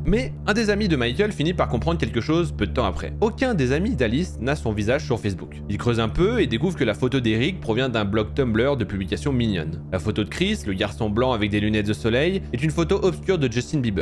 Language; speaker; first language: French; native; French